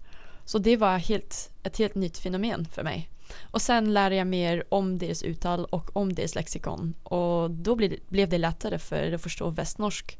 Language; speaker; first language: Swedish; non-native, fluent; Dutch